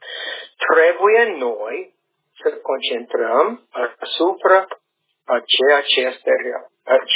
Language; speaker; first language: Romanian; non-native, learner; English